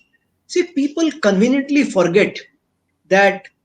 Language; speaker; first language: English; non-native, local second language; Hindi